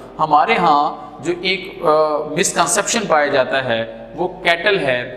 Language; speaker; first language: Urdu; non-native, local second language; Punjabi